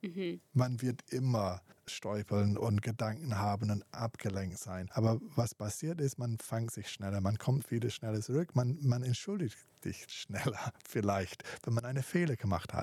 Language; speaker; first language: German; non-native, fluent; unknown